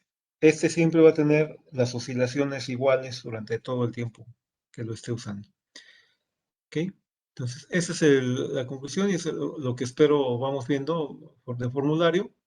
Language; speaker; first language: Spanish; native; Spanish